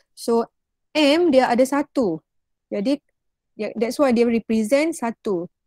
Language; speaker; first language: English; non-native, local second language; Malay